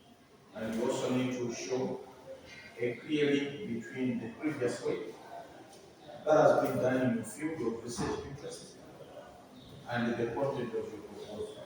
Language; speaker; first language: English; non-native, local second language; Nyanja